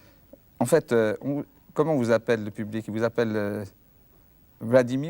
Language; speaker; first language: French; native; French